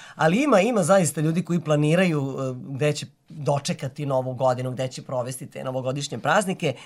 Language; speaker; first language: Serbian; native; Serbian